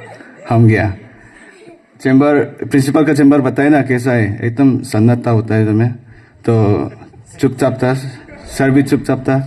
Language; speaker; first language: Hindi; non-native, local second language; Garo